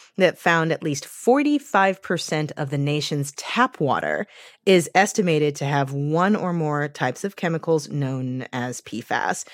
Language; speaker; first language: English; native; English